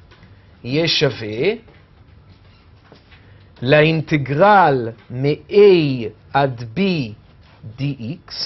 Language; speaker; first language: Hebrew; native; Hebrew